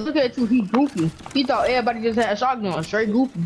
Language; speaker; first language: English; native; English